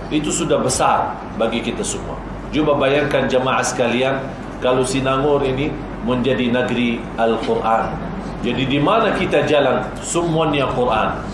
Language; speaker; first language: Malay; non-native, fluent; Arabic